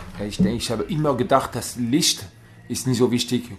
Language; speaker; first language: German; non-native, learner; French